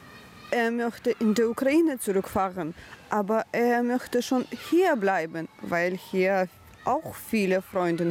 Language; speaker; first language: German; non-native, learner; Ukrainian